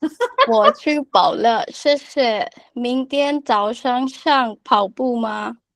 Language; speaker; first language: Chinese; non-native, learner; Filipino